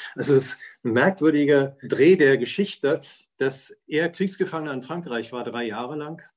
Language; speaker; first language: German; native; German